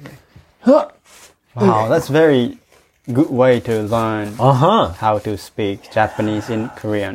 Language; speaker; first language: English; non-native, fluent; Japanese